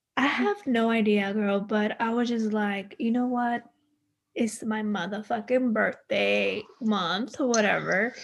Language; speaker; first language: English; early bilingual, other home language; Spanish